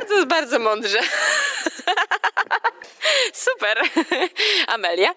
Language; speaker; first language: Polish; native; Polish